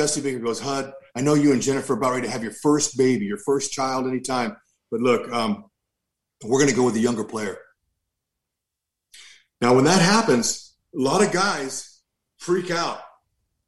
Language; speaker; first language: English; native; English